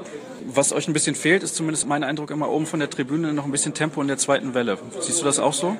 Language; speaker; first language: German; native; German